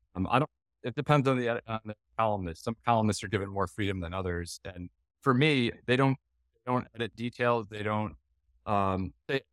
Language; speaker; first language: English; non-native, fluent; Dutch